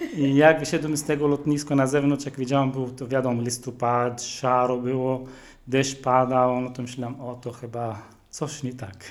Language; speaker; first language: Polish; non-native, fluent; Arabic